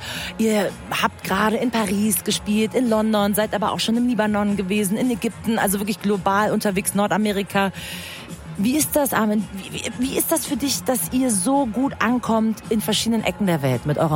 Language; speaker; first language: German; early bilingual, other home language; Persian